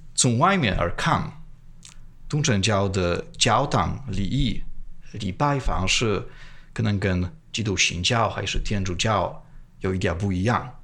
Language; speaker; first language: Chinese; non-native, fluent; Polish